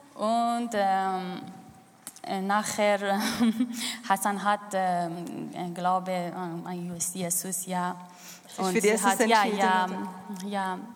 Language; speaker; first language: German; non-native, fluent; Persian